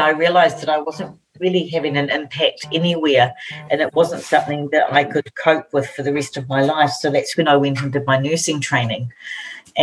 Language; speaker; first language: English; native; English